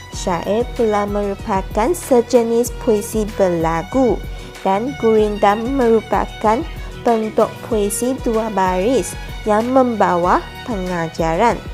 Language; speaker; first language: Malay; non-native, local second language; Iban